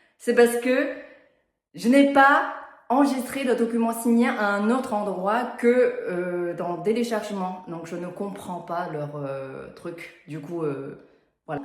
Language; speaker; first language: French; non-native, fluent; Chinese